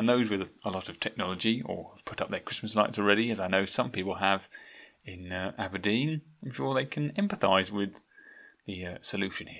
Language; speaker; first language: English; native; English